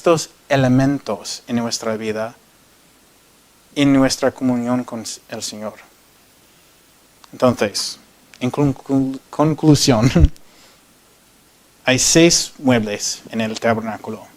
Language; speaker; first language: Spanish; non-native, learner; English